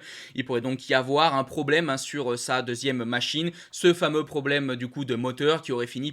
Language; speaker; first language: French; native; French